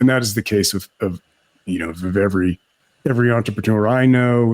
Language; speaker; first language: English; native; English